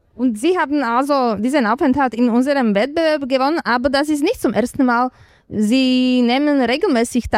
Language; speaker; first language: German; non-native, fluent; Slovak